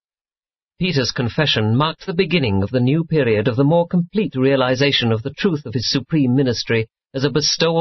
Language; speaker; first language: English; native; English